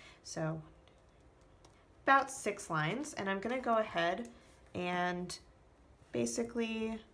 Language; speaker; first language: English; native; English